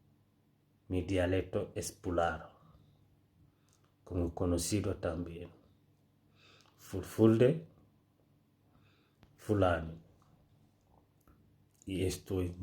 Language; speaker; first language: Spanish; non-native, fluent; Fula